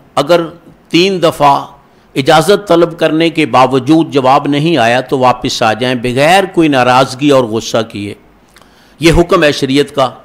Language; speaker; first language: Urdu; non-native, local second language; Punjabi